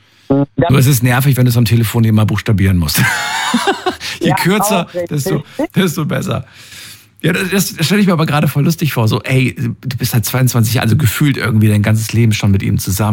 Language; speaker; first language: German; native; German